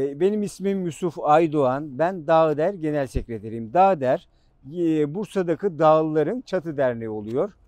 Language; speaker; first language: Turkish; native; Turkish